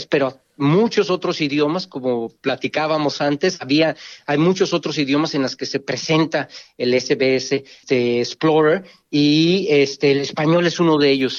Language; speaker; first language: Spanish; native; Spanish